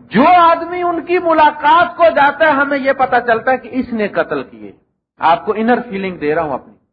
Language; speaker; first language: Urdu; non-native, local second language; Punjabi